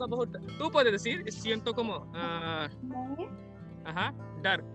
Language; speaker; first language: Spanish; non-native, learner; Hindi